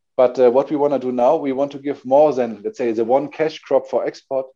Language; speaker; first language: English; non-native, fluent; German